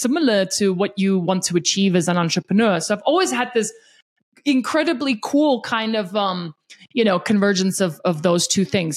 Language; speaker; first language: English; non-native, local second language; Afrikaans